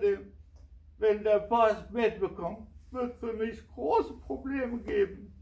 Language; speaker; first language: German; non-native, fluent; Kurdish